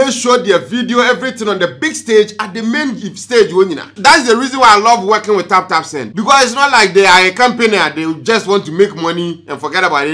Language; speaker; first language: English; non-native, local second language; Akan